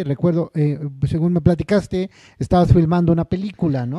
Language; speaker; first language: Spanish; native; Spanish